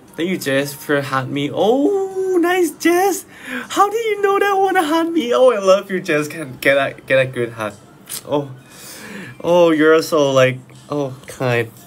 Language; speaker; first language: English; non-native, learner; Thai